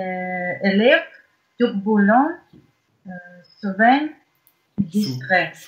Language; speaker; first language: French; non-native, learner; Russian